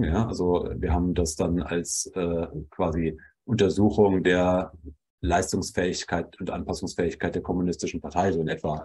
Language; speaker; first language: German; native; German